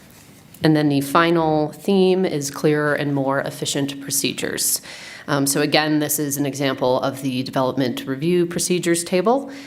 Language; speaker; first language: English; native; English